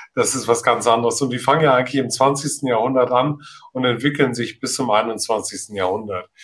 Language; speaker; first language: German; native; German